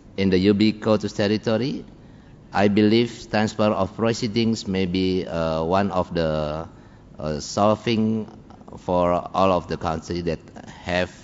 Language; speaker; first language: English; non-native, fluent; Indonesian